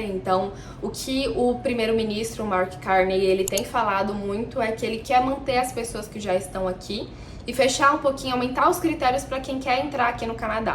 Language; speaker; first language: Portuguese; native; Portuguese